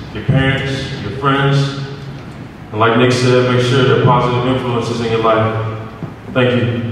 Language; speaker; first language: English; native; English